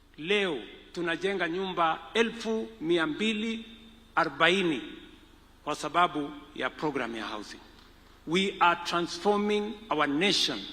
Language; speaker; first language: Swahili; non-native, local second language; Kalenjin